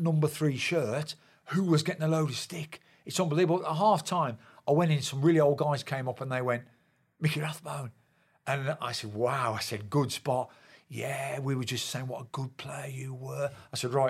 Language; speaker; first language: English; native; English